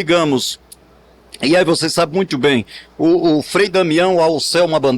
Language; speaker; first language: Portuguese; native; Portuguese